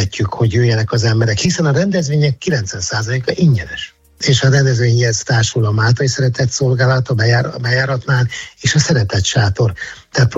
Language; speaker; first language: Hungarian; native; Hungarian